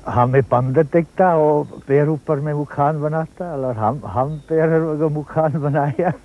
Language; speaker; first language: Hindi; non-native, learner; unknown